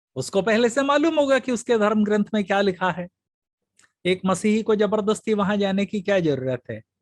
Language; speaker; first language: Hindi; native; Hindi